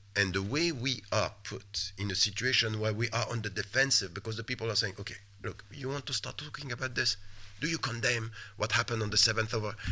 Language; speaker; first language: English; non-native, fluent; French